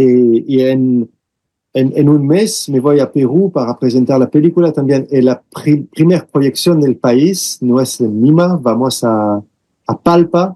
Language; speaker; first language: Spanish; non-native, fluent; French